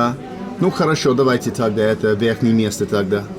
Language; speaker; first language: Russian; non-native, learner; English